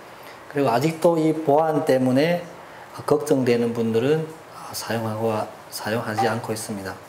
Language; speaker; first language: Korean; early bilingual, heritage; Korean